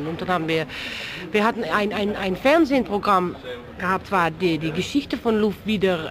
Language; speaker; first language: German; non-native, fluent; Dutch